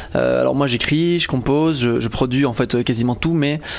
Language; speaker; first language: French; native; French